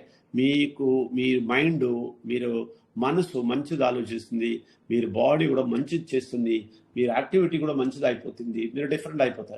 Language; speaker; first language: Telugu; non-native, learner; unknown